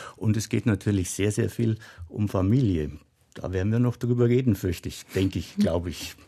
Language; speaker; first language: German; native; German